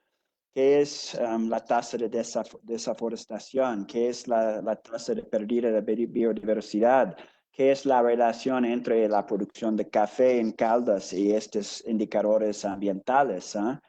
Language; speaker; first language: Spanish; non-native, fluent; English